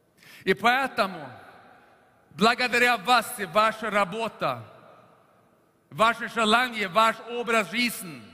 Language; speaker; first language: Russian; non-native, fluent; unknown